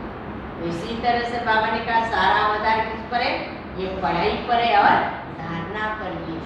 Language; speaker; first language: Hindi; non-native, local second language; Marathi